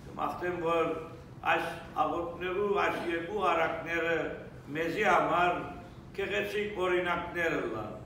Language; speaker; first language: Armenian; early bilingual, heritage; Armenian